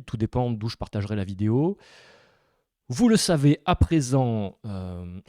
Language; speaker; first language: French; native; French